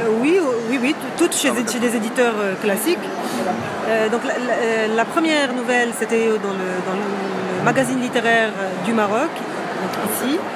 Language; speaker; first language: French; non-native, local second language; Arabic